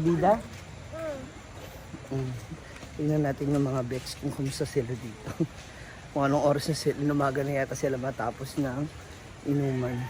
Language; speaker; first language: Filipino; non-native, local second language; Cebuano